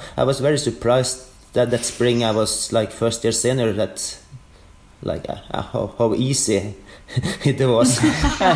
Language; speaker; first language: English; non-native, fluent; Norwegian